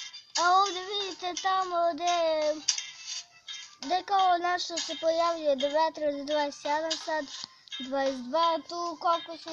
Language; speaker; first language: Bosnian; early bilingual, heritage; Bosnian